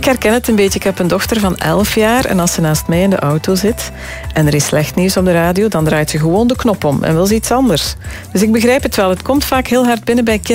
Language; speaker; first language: Dutch; native; Dutch